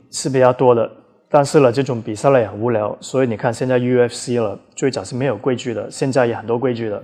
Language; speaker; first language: Chinese; early bilingual, heritage; Chinese